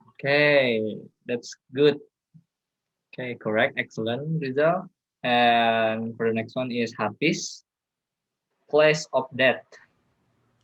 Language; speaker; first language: English; non-native, learner; Indonesian